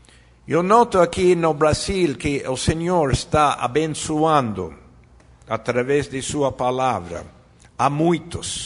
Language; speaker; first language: Portuguese; non-native, fluent; Spanish